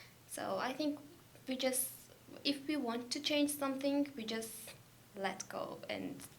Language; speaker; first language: English; non-native, learner; Georgian